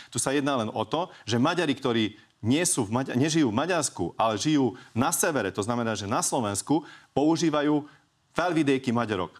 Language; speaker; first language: Slovak; non-native, local second language; Hungarian